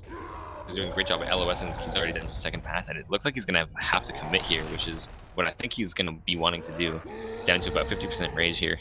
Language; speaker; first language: English; native; English